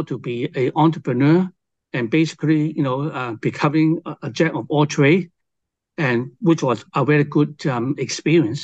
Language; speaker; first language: English; non-native, local second language; Cantonese